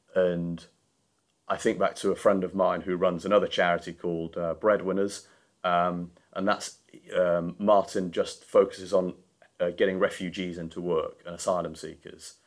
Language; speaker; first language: English; native; English